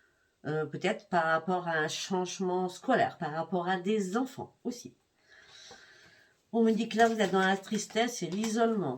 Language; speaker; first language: French; native; French